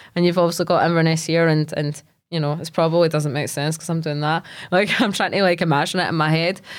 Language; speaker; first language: English; native; English